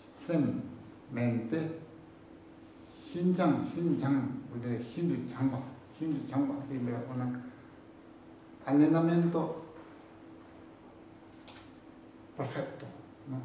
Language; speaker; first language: Italian; non-native, learner; Tibetan